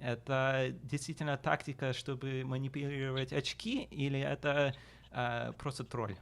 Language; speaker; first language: Russian; early bilingual, heritage; Russian